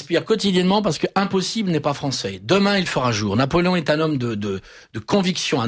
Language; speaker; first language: French; native; French